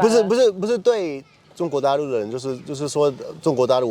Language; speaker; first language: Chinese; non-native, fluent; English